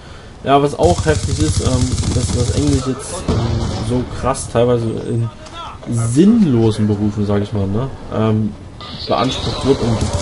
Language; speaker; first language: German; native; German